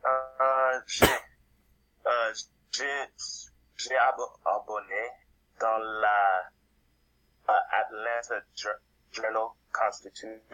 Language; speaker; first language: French; non-native, learner; English